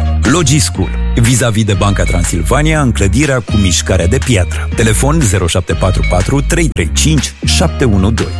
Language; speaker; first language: Romanian; native; Romanian